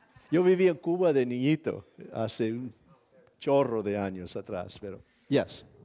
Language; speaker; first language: Spanish; early bilingual, other home language; English